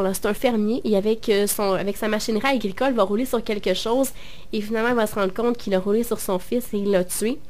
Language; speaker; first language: French; native; French